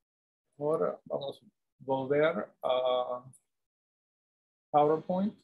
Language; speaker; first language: Spanish; non-native, fluent; English